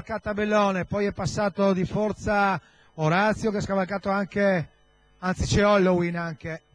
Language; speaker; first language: Italian; native; Italian